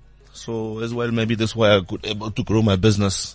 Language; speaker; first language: English; non-native, fluent; French